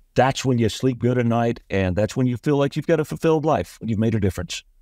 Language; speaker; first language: English; native; English